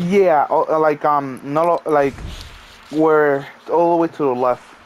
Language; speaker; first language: English; early bilingual, other home language; Spanish